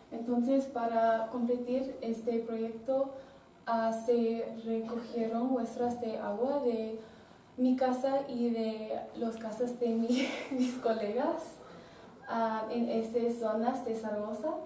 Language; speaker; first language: Spanish; non-native, learner; English